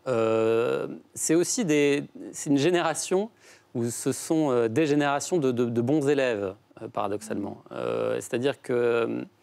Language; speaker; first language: French; native; French